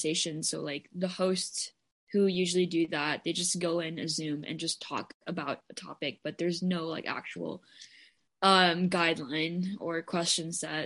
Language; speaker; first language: English; non-native, local second language; Filipino